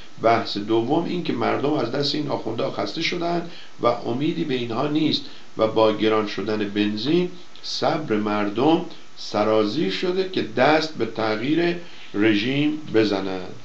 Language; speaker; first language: Persian; native; Persian